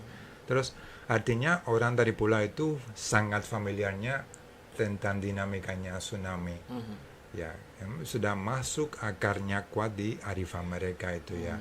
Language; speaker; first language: Indonesian; non-native, fluent; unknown